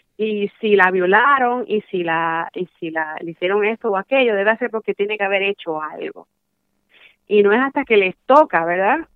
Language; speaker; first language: Spanish; early bilingual, heritage; Spanish